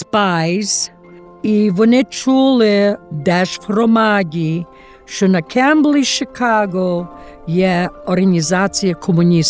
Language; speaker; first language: Ukrainian; early bilingual, heritage; Ukrainian